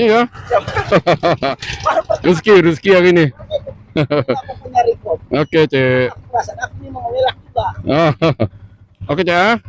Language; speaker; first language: Malay; native; Malay